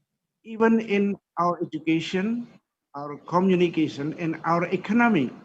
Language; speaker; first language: English; non-native, fluent; Indonesian